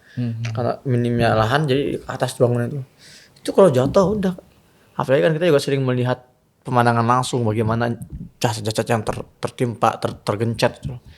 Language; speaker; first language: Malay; non-native, fluent; Arabic